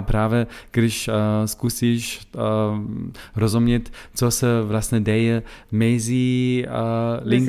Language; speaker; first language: Czech; non-native, learner; German